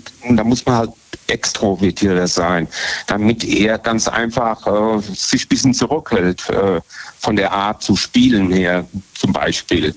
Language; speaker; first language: German; native; German